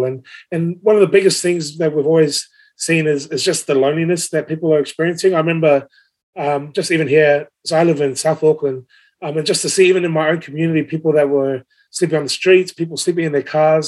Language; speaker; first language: English; native; English